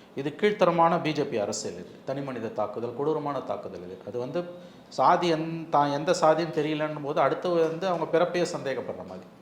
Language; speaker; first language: Tamil; native; Tamil